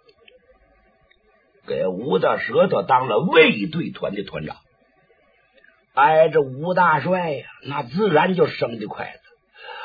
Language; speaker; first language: Chinese; native; Chinese